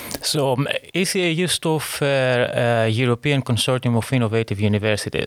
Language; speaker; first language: Swedish; non-native, fluent; Greek